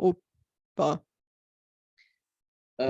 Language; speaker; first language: French; non-native, fluent; Bulgarian